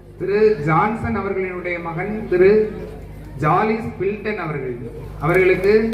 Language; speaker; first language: Tamil; native; Tamil